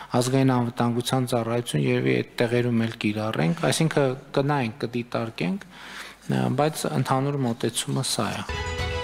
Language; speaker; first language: Armenian; native; Armenian